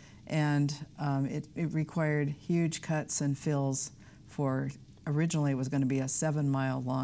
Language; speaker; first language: English; native; English